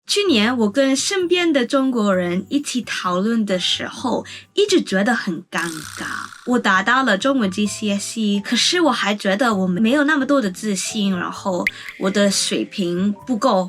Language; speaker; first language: Chinese; non-native, fluent; English